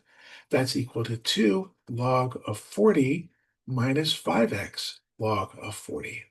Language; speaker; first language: English; native; English